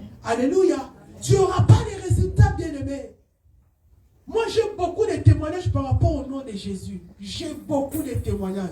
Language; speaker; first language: French; non-native, local second language; Lingala